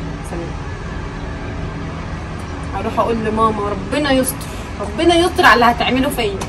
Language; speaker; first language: Arabic; native; Arabic